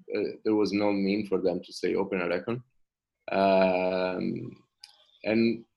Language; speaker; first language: English; non-native, fluent; Italian